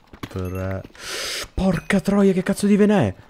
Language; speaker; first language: Italian; native; Italian